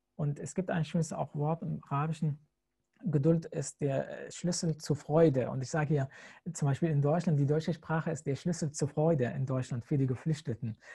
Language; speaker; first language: German; non-native, fluent; Arabic